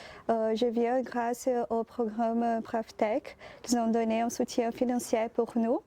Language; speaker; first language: French; non-native, learner; Portuguese